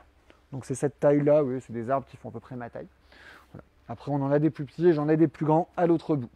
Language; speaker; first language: French; native; French